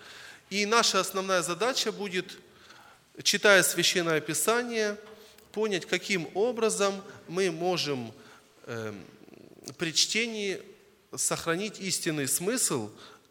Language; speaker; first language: Russian; native; Russian